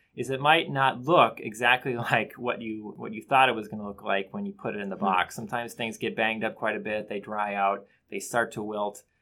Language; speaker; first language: English; native; English